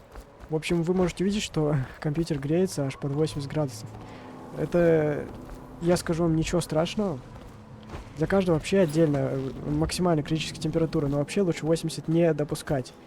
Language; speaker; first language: Russian; native; Russian